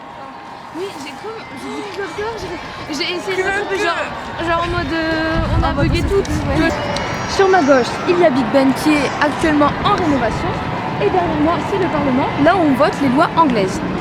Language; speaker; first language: French; native; French